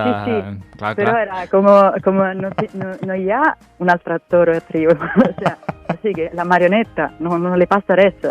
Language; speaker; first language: Catalan; non-native, fluent; Italian